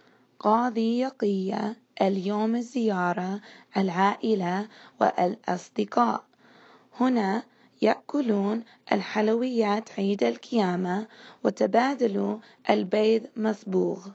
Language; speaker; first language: Arabic; non-native, learner; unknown